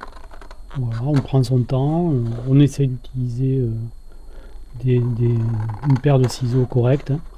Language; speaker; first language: French; native; French